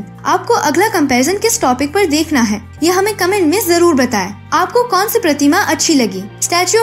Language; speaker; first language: Hindi; native; Hindi